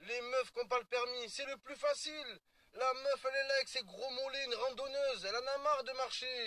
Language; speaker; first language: French; native; French